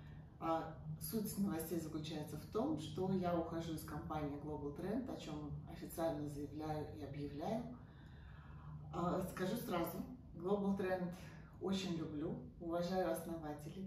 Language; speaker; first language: Russian; native; Russian